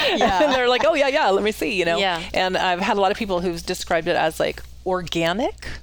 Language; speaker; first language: English; native; English